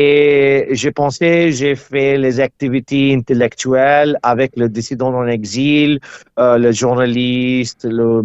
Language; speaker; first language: French; non-native, learner; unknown